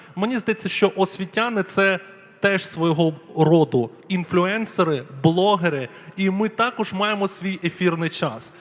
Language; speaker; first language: Ukrainian; non-native, local second language; Russian